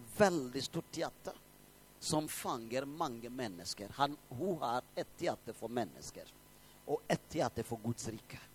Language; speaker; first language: Norwegian; non-native, fluent; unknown